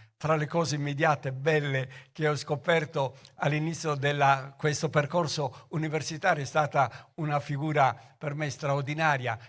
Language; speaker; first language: Italian; native; Italian